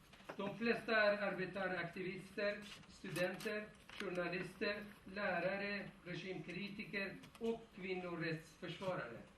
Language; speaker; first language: Swedish; non-native, fluent; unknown